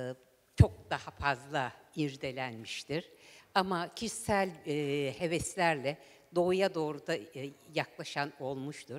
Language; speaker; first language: Turkish; native; Turkish